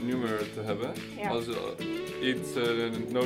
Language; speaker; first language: Dutch; non-native, learner; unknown